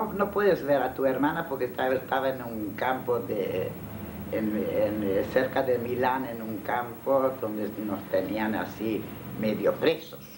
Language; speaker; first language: Spanish; non-native, fluent; Hungarian